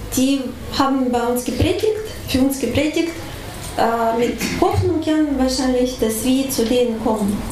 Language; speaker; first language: German; non-native, fluent; Russian